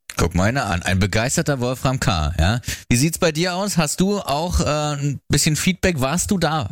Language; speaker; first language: German; native; German